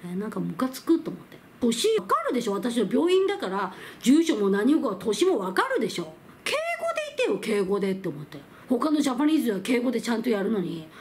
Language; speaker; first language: Japanese; non-native, fluent; Korean